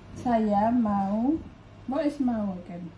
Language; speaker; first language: English; non-native, fluent; Indonesian